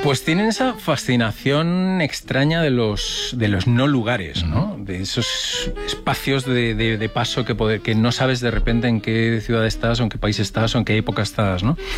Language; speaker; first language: Spanish; native; Spanish